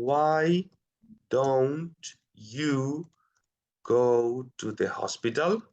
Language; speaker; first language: English; non-native, fluent; Spanish